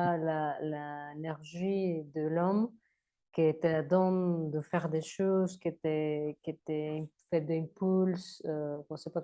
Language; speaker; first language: French; non-native, learner; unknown